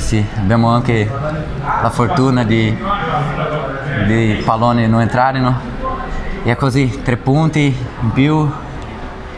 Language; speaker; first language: Italian; non-native, learner; Portuguese